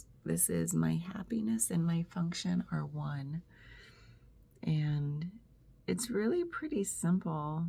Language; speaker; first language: English; native; English